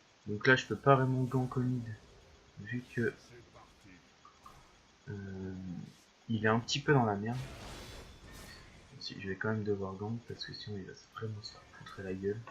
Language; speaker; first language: French; native; French